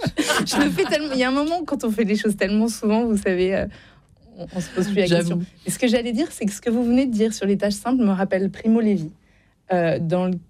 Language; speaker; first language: French; native; French